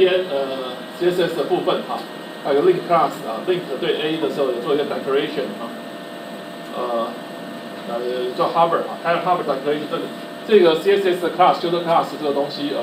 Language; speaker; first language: Chinese; native; Chinese